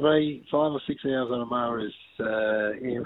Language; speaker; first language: English; native; English